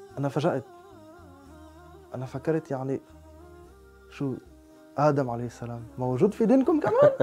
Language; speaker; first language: Arabic; non-native, fluent; French